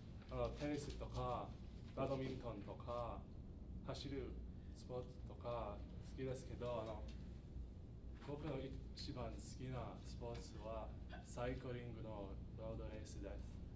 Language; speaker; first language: Japanese; non-native, learner; English